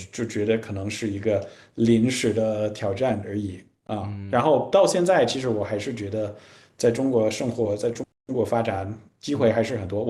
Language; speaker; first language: Chinese; non-native, fluent; English